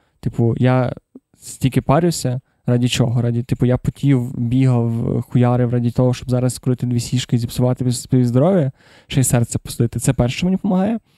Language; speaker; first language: Ukrainian; non-native, local second language; Russian